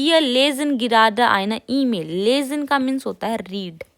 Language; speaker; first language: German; non-native, fluent; Hindi